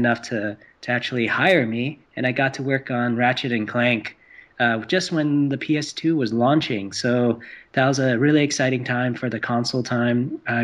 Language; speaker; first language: English; non-native, local second language; Cantonese